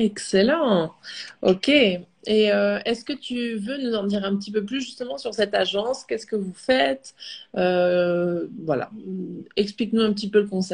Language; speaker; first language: French; native; French